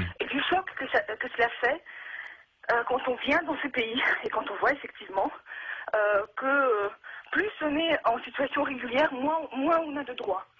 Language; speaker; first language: French; non-native, fluent; Russian